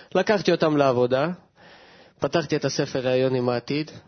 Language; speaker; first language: Hebrew; early bilingual, other home language; Russian